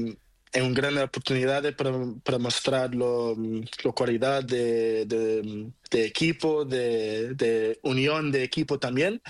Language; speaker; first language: Spanish; non-native, learner; Portuguese